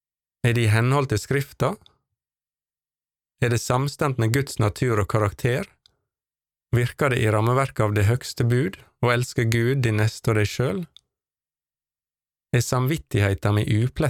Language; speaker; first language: Norwegian; native; Norwegian